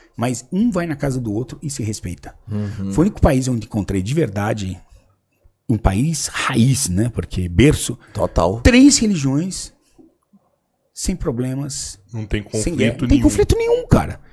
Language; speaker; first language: Portuguese; native; Portuguese